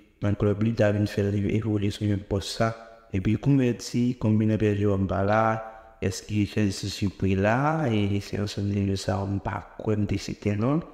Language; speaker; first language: French; non-native, local second language; Haitian Creole